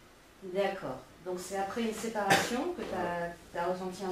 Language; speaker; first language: French; native; French